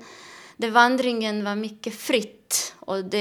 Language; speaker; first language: Swedish; non-native, learner; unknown